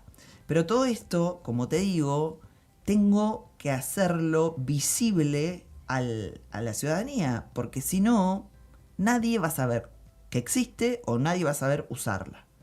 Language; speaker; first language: Spanish; native; Spanish